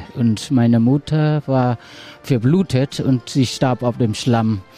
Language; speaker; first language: German; non-native, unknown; Khmer